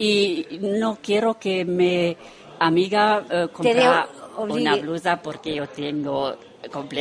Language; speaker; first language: Spanish; non-native, learner; Romanian